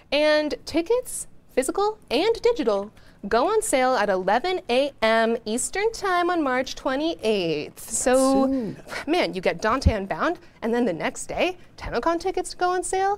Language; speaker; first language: English; native; English